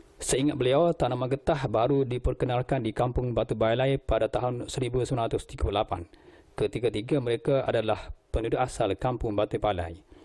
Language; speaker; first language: Malay; native; Malay